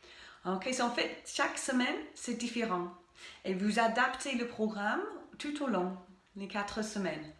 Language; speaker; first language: French; non-native, fluent; English